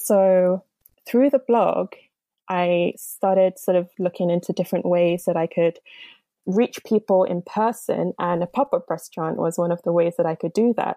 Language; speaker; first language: English; non-native, local second language; Yoruba